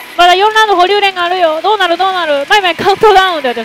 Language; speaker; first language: Japanese; native; Japanese